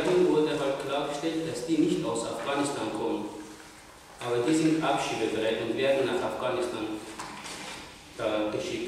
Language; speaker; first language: German; non-native, fluent; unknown